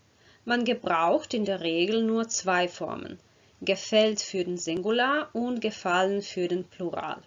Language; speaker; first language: German; non-native, fluent; Croatian